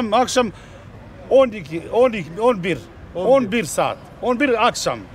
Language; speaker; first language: Turkish; non-native, learner; Gurani